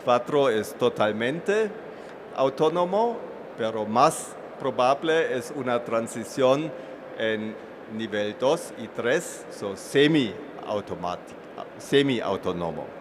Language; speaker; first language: Spanish; non-native, fluent; German